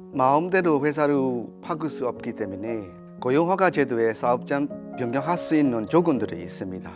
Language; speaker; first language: Korean; non-native, fluent; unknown